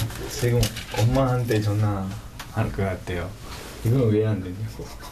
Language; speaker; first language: Korean; non-native, fluent; Sinhala